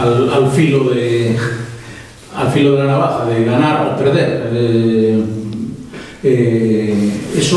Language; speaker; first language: Spanish; native; Spanish